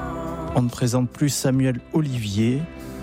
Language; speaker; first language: French; native; French